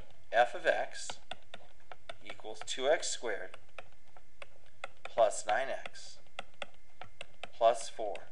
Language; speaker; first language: English; native; English